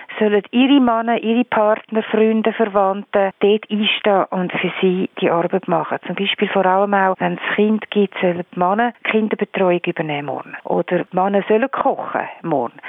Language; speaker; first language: German; non-native, fluent; Finnish